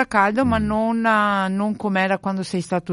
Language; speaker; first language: Italian; early bilingual, heritage; Italian